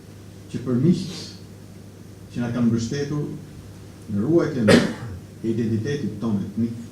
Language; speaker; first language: Albanian; native; Albanian